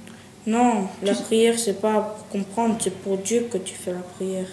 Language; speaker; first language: French; early bilingual, other home language; Chechen